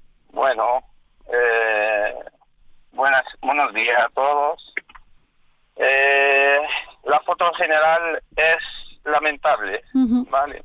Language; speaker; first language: Spanish; non-native, fluent; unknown